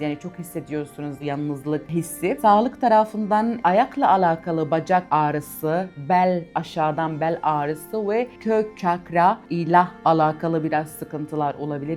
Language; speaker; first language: Turkish; non-native, fluent; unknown